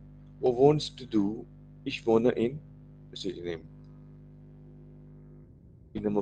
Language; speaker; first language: German; non-native, learner; Marathi